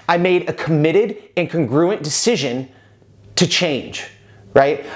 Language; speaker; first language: English; native; English